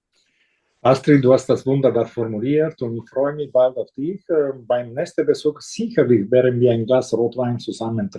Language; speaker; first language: German; non-native, fluent; Italian